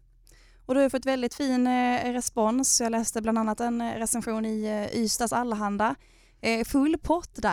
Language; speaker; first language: Swedish; native; Swedish